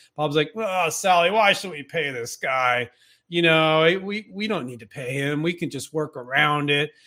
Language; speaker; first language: English; native; English